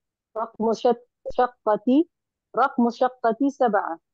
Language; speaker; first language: Arabic; non-native, learner; Hindi